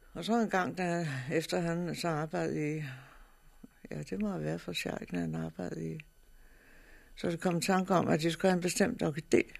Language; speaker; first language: Danish; native; Danish